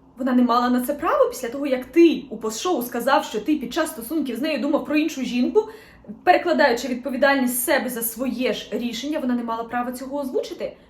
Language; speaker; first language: Ukrainian; non-native, local second language; Russian